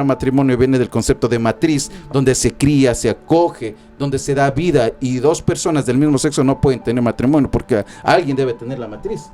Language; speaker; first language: Spanish; native; Spanish